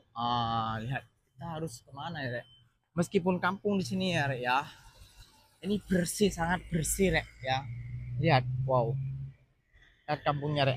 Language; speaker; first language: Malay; non-native, local second language; Javanese